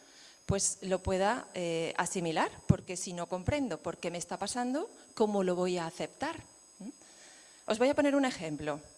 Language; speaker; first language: Spanish; native; Spanish